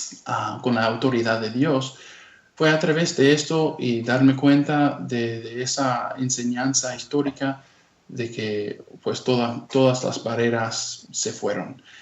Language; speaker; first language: Spanish; non-native, fluent; English